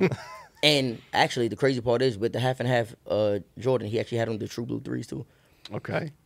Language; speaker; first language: English; native; English